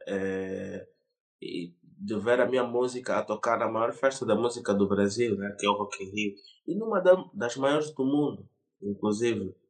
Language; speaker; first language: Portuguese; native; Portuguese